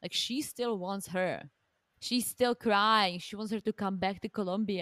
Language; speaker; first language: English; non-native, fluent; Czech